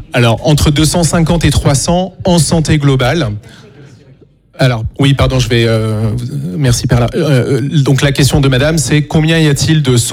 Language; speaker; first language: French; native; French